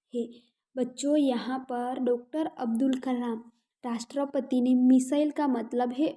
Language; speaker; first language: Hindi; non-native, local second language; Gujarati